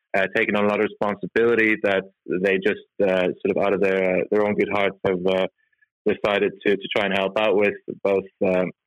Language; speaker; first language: English; non-native, fluent; Norwegian